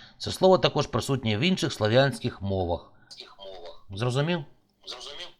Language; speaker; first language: Ukrainian; native; Ukrainian